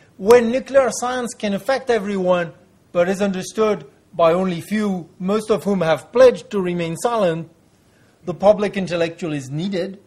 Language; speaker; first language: English; non-native, fluent; French